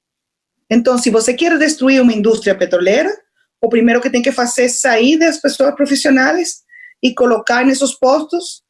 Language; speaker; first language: Portuguese; non-native, fluent; Spanish